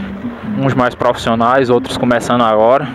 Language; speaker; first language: Portuguese; native; Portuguese